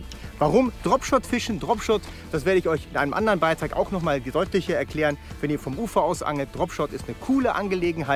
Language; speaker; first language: German; native; German